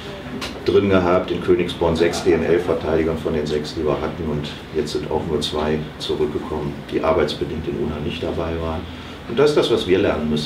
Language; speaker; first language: German; native; German